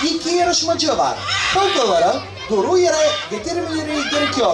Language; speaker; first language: Turkish; non-native, learner; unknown